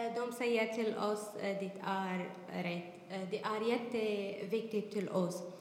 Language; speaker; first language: Swedish; non-native, learner; Arabic